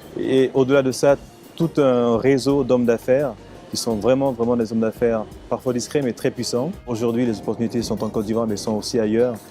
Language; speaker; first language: French; early bilingual, other home language; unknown